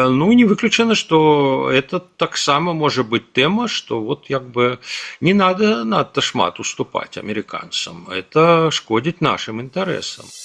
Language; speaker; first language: Belarusian; non-native, local second language; Russian